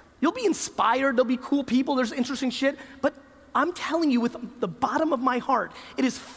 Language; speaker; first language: English; native; English